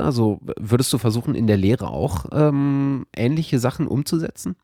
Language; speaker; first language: German; native; German